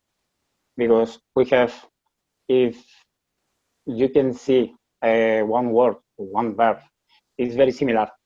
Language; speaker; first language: English; non-native, learner; Spanish